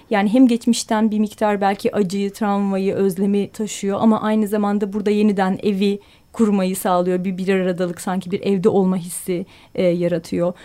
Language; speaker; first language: Turkish; native; Turkish